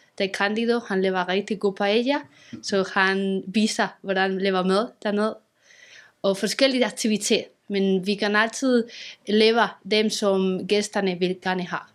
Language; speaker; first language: Danish; non-native, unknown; Spanish